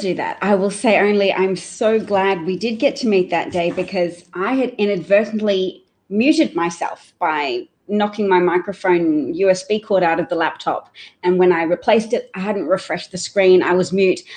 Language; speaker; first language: English; native; English